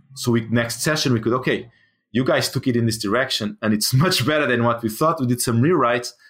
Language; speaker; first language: English; non-native, fluent; Portuguese